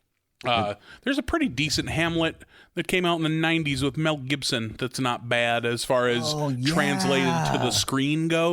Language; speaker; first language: English; native; English